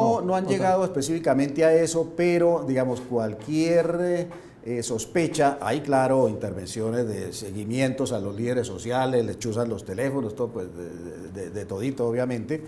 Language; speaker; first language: Spanish; native; Spanish